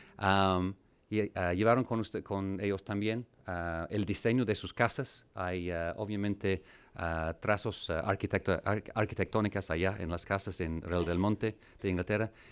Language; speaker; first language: Spanish; non-native, fluent; English